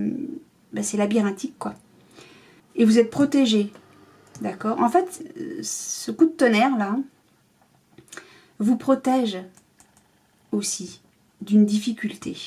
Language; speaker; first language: French; native; French